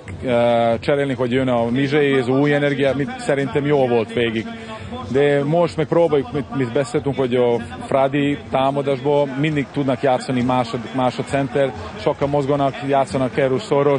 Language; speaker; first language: Hungarian; non-native, learner; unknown